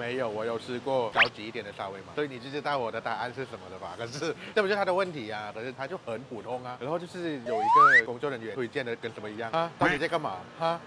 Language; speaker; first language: Chinese; non-native, fluent; Thai